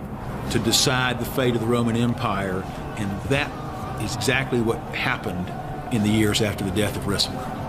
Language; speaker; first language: English; native; English